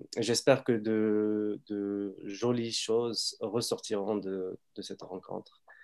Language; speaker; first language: French; non-native, fluent; Arabic